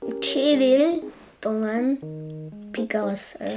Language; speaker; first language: Korean; early bilingual, heritage; English